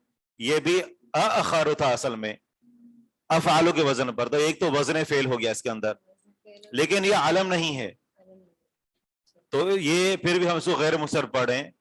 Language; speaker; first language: Urdu; native; Urdu